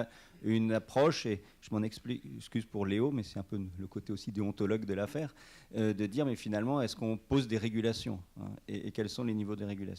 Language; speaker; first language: French; native; French